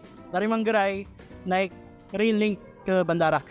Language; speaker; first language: Indonesian; non-native, fluent; Filipino